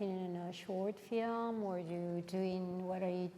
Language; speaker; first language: English; non-native, fluent; Spanish